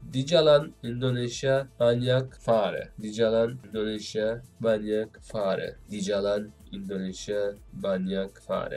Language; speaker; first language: Indonesian; non-native, learner; Turkish